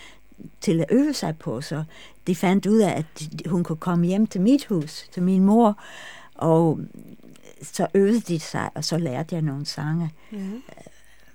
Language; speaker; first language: Danish; non-native, fluent; English